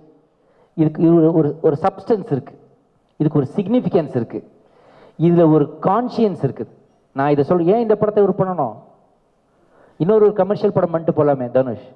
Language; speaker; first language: Tamil; native; Tamil